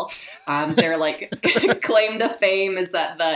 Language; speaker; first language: English; native; English